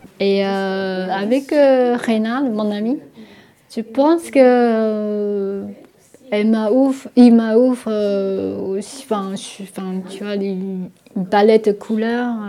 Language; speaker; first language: French; non-native, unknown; Min Nan Chinese